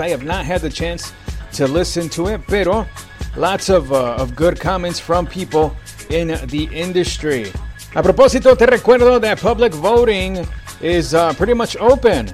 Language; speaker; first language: English; early bilingual, other home language; Spanish